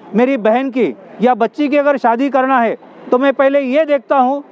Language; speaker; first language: Hindi; non-native, local second language; Marathi